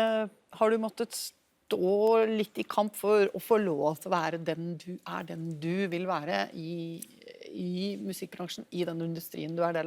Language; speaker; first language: Norwegian; native; Norwegian